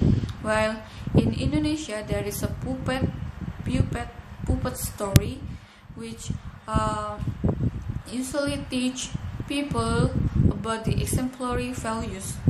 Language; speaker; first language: English; non-native, learner; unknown